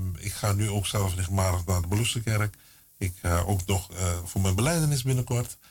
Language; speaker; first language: Dutch; native; Dutch